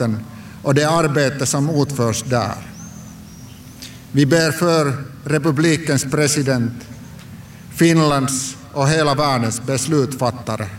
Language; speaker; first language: Swedish; non-native, local second language; Finnish